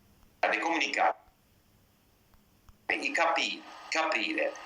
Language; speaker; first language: Italian; non-native, learner; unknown